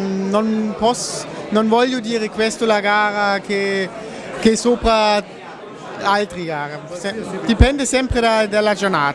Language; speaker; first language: Italian; non-native, fluent; German